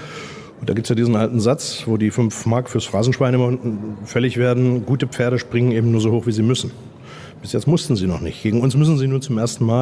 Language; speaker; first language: German; native; German